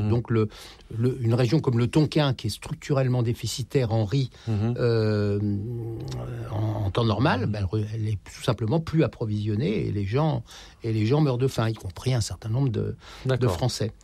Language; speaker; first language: French; native; French